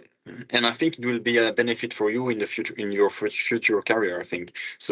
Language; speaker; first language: English; non-native, fluent; French